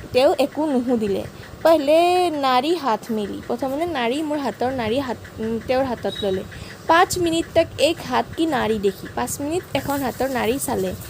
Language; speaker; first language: Hindi; non-native, local second language; Assamese